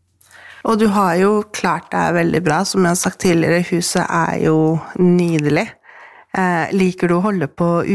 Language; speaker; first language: Norwegian; native; Norwegian